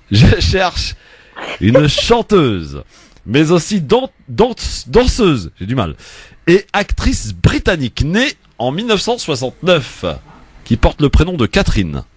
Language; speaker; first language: French; native; French